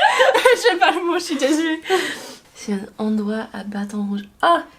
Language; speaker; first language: French; non-native, fluent; English